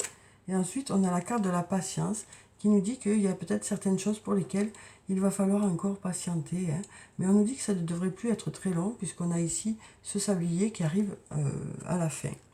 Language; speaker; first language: French; native; French